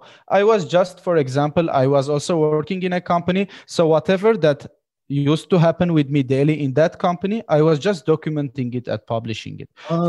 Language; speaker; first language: English; non-native, fluent; Armenian